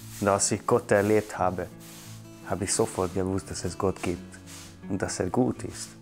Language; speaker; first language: German; non-native, fluent; Hungarian